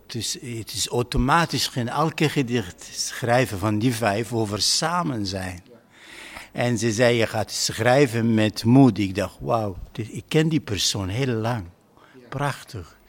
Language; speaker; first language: Dutch; non-native, fluent; Arabic